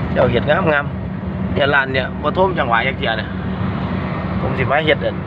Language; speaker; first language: Thai; non-native, local second language; Northeastern Thai